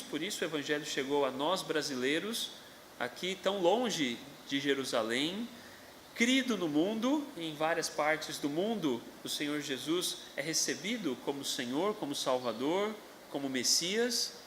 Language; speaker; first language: Portuguese; native; Portuguese